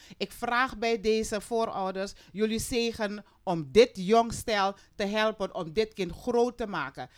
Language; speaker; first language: Dutch; native; Dutch